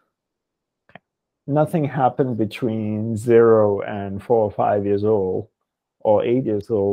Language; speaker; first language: English; non-native, local second language; Tamil